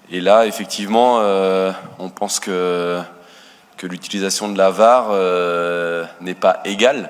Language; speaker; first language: French; native; French